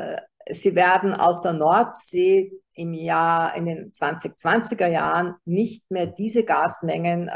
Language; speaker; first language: German; native; German